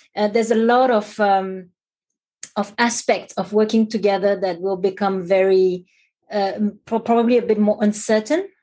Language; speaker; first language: English; non-native, fluent; French